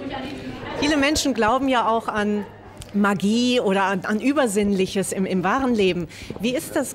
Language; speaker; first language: German; native; German